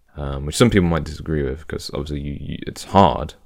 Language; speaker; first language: English; native; English